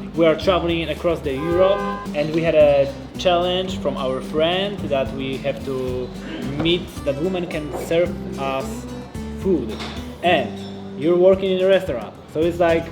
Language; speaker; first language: English; non-native, learner; Polish